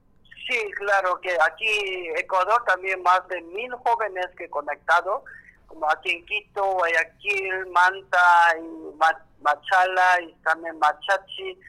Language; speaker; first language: Spanish; non-native, learner; Korean